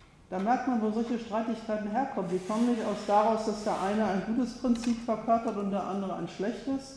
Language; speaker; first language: German; native; German